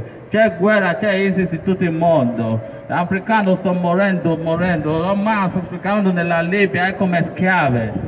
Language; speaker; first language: Italian; non-native, learner; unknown